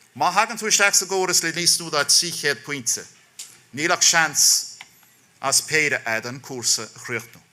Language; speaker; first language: Irish; native; Irish